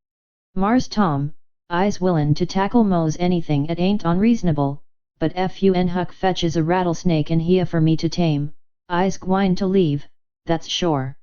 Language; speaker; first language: English; native; English